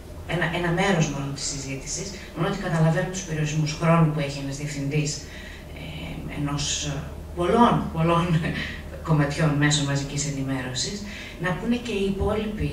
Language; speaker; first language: Greek; native; Greek